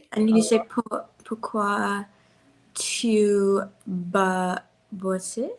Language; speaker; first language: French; non-native, learner; English